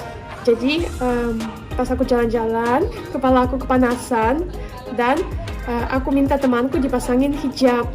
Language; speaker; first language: Indonesian; non-native, fluent; Russian